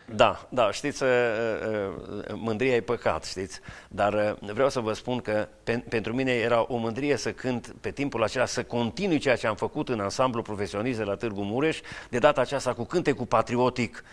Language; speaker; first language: Romanian; native; Romanian